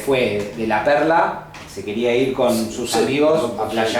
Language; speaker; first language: Spanish; native; Spanish